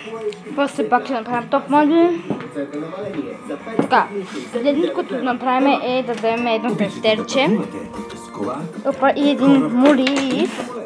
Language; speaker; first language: Bulgarian; early bilingual, heritage; Bulgarian